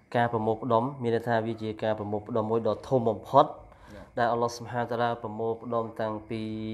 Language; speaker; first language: Khmer; non-native, local second language; Eastern Cham